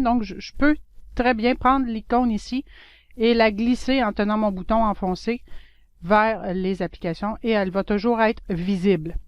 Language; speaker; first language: French; native; French